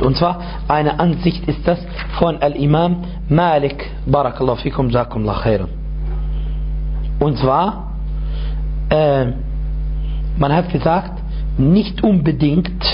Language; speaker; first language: German; non-native, fluent; Arabic